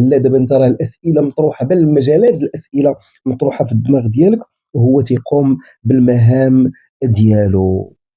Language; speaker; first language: Arabic; native; Arabic